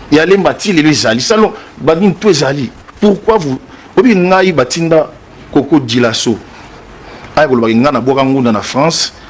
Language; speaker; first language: Lingala; native; Lingala